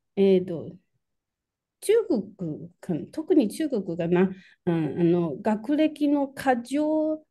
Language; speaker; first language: Japanese; non-native, fluent; Chinese